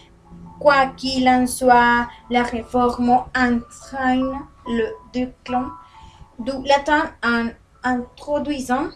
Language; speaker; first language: French; non-native, learner; Spanish